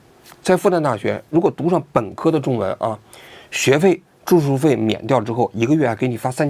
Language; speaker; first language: Chinese; native; Chinese